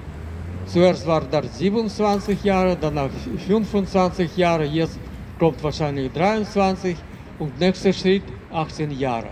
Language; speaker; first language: German; non-native, fluent; Russian